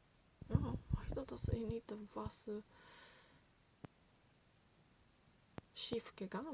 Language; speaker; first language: German; non-native, learner; Korean